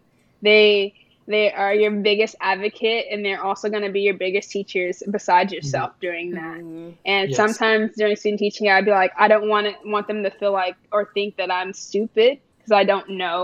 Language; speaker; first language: English; native; English